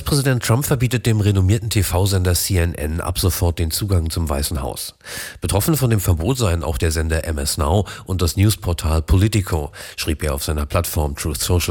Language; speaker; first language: German; native; German